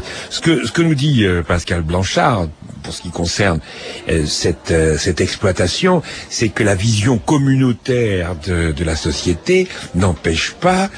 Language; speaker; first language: French; native; French